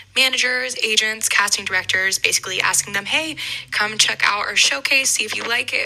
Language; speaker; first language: English; native; English